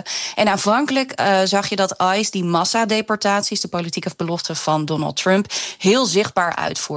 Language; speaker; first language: Dutch; native; Dutch